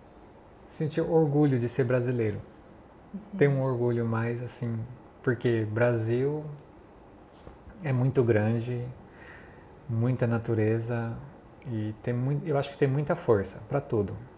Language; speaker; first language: Portuguese; early bilingual, heritage; Japanese